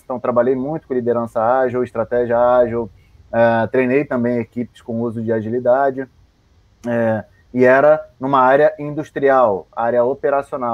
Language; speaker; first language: Portuguese; native; Portuguese